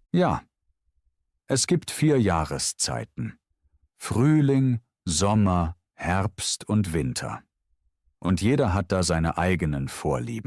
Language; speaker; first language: German; native; German